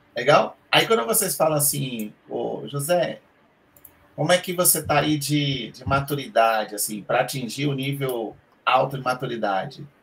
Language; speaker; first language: Portuguese; native; Portuguese